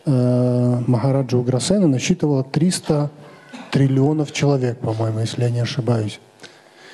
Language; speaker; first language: Russian; native; Russian